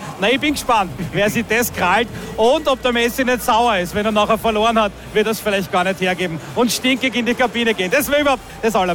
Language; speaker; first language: German; native; German